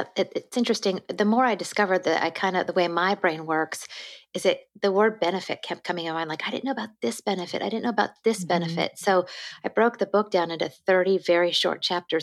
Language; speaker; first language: English; native; English